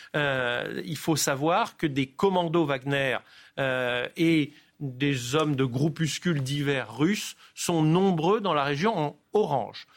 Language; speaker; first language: French; native; French